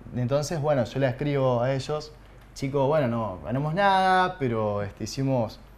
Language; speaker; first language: Spanish; native; Spanish